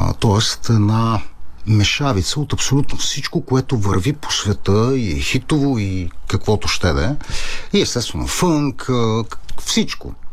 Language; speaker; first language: Bulgarian; non-native, fluent; Italian